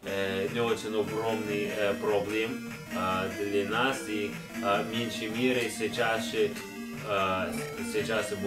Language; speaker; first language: Russian; non-native, learner; English